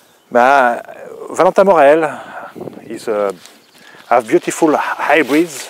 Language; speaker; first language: English; non-native, learner; French